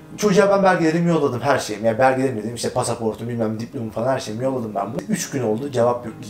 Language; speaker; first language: Turkish; native; Turkish